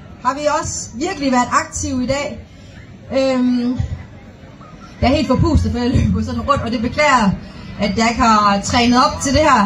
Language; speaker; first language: Danish; early bilingual, other home language; Vietnamese